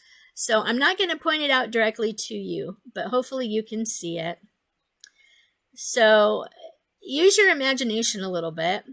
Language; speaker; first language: English; native; English